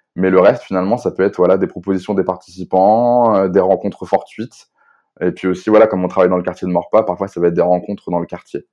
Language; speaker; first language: French; native; French